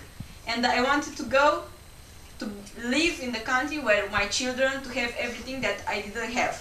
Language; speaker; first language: English; non-native, local second language; Romanian